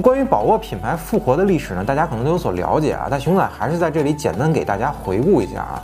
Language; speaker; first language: Chinese; native; Chinese